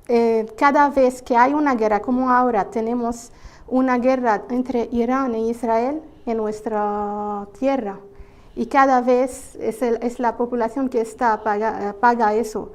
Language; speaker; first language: Spanish; non-native, fluent; Arabic